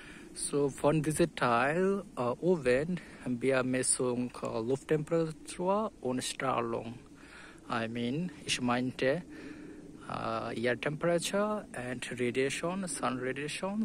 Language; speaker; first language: German; non-native, learner; Bangla